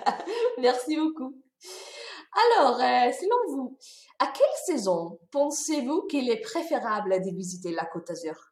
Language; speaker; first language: French; non-native, fluent; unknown